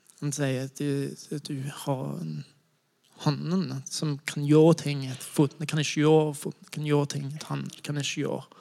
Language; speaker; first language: Norwegian; non-native, fluent; English